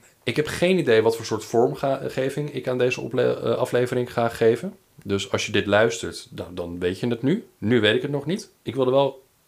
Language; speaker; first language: Dutch; native; Dutch